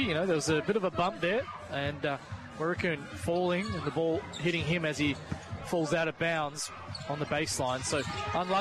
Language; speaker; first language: English; native; English